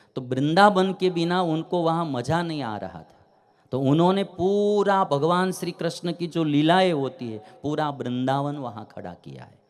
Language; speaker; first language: Hindi; non-native, local second language; Gujarati